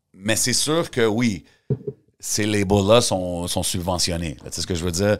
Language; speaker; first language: French; early bilingual, heritage; French